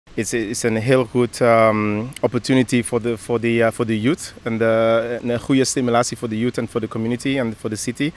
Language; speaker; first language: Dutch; non-native, learner; English